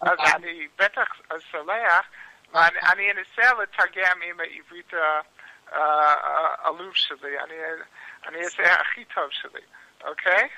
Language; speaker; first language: Hebrew; non-native, learner; English